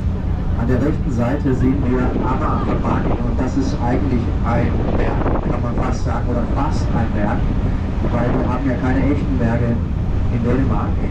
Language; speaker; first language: German; non-native, fluent; Danish